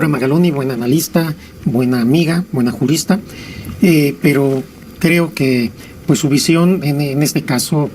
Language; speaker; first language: Spanish; native; Spanish